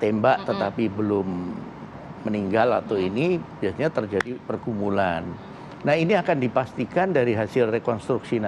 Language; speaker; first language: Indonesian; native; Indonesian